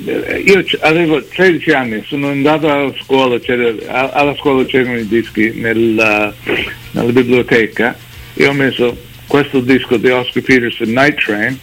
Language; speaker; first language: Italian; early bilingual, heritage; English